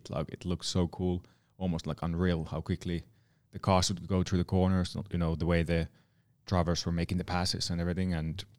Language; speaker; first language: English; non-native, fluent; Finnish